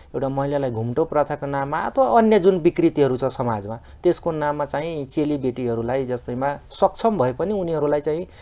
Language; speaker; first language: Nepali; non-native, local second language; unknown